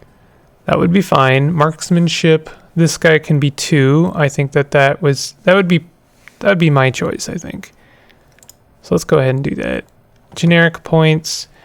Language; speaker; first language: English; native; English